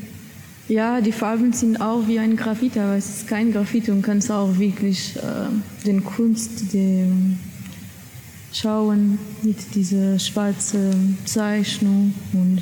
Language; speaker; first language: German; non-native, learner; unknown